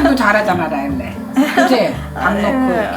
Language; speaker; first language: Korean; native; Korean